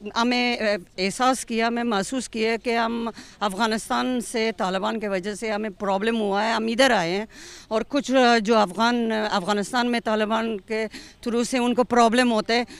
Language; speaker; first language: Hindi; non-native, fluent; Persian